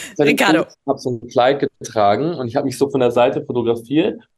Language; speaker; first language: German; native; German